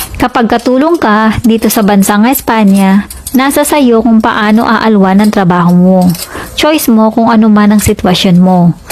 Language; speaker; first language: Filipino; native; Filipino